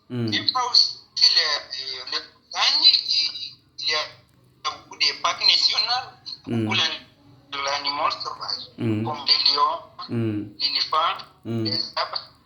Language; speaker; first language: French; non-native, learner; Swahili